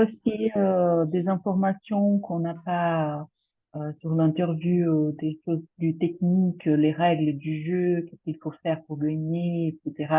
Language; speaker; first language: French; non-native, fluent; Portuguese